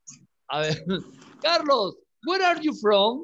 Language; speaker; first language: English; non-native, learner; Spanish